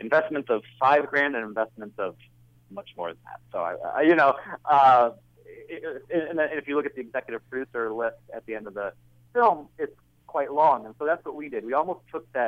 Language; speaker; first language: English; native; English